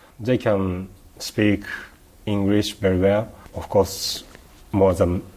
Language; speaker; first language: English; non-native, learner; Japanese